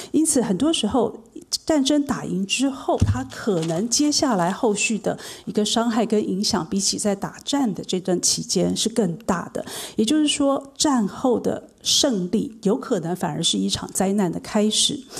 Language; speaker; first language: Chinese; native; Chinese